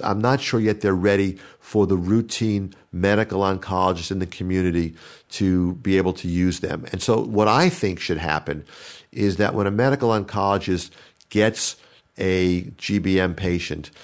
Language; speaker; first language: English; native; English